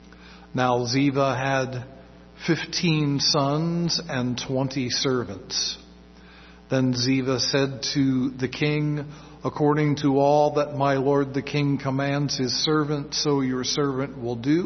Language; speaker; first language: English; native; English